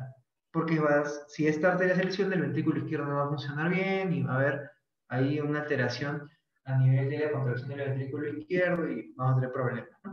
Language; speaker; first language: Spanish; native; Spanish